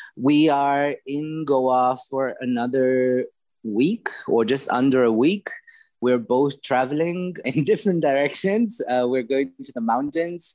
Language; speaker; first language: English; non-native, fluent; Romanian